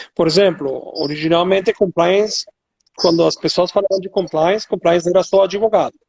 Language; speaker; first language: Portuguese; non-native, fluent; Spanish